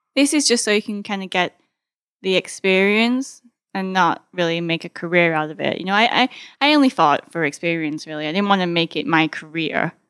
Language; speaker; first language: English; native; English